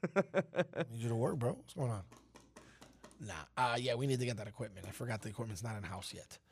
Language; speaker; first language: English; early bilingual, other home language; Spanish